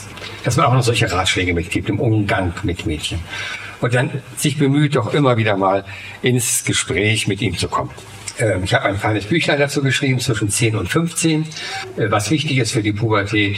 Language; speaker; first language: German; native; German